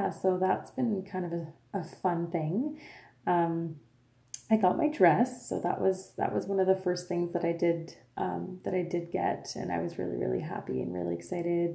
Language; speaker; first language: English; non-native, fluent; French